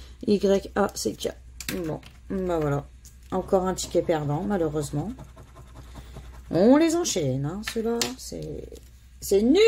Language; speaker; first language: French; native; French